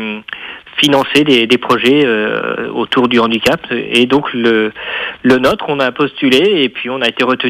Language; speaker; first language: French; native; French